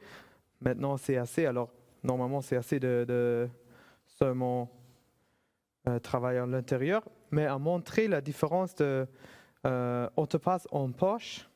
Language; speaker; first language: French; non-native, fluent; German